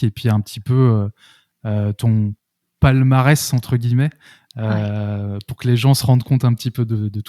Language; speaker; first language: French; native; French